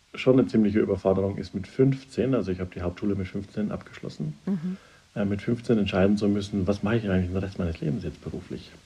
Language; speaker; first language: German; native; German